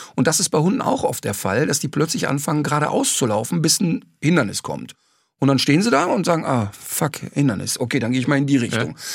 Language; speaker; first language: German; native; German